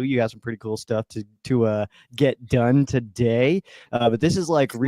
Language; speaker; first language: English; native; English